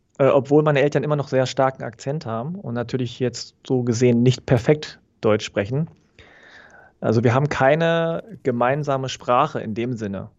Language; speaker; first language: German; early bilingual, other home language; Korean